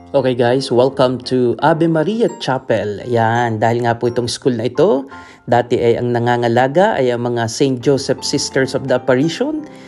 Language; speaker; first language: Filipino; native; Filipino